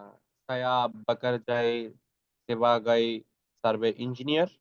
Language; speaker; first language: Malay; non-native, learner; Bangla